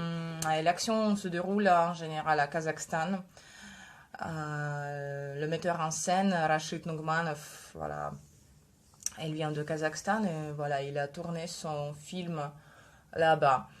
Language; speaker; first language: French; non-native, fluent; Russian